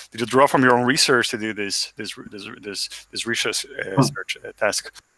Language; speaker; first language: English; non-native, fluent; Portuguese